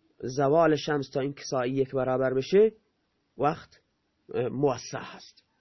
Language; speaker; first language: Persian; non-native, local second language; Baluchi